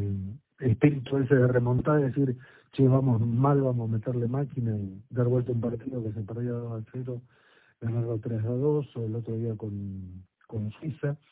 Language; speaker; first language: Spanish; native; Spanish